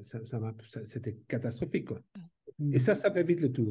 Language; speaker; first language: French; native; French